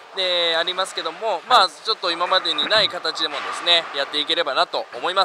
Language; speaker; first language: Japanese; native; Japanese